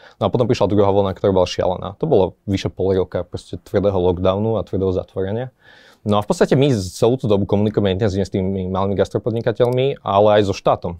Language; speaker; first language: Slovak; native; Slovak